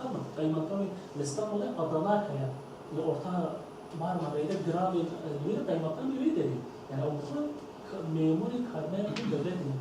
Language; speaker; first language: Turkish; non-native, local second language; Kurdish